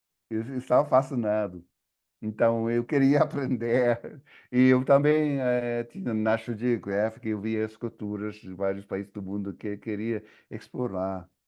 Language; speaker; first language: Portuguese; non-native, fluent; English